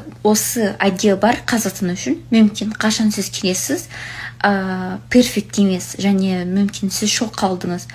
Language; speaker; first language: Kazakh; non-native, learner; English